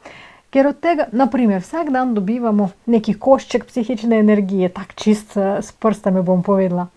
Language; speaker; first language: Slovenian; non-native, fluent; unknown